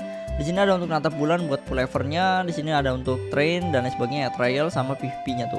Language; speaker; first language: Indonesian; native; Indonesian